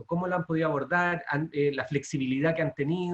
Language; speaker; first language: Spanish; native; Spanish